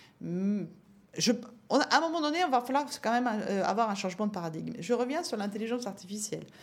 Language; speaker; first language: French; non-native, fluent; Norwegian